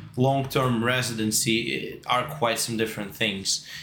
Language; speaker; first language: English; non-native, fluent; Russian